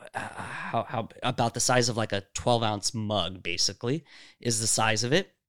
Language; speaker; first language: English; native; English